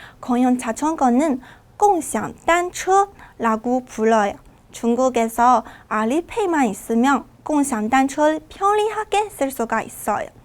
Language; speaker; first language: Korean; non-native, fluent; Chinese